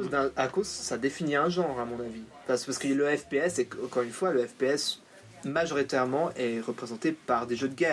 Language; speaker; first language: French; native; French